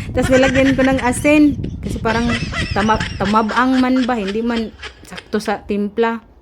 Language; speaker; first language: Filipino; non-native, local second language; Cebuano